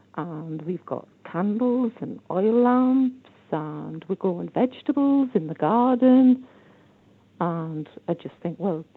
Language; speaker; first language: English; native; English